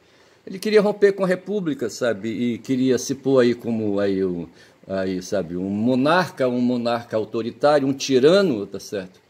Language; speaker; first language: Portuguese; native; Portuguese